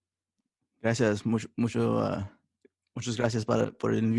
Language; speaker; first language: Spanish; early bilingual, heritage; Spanish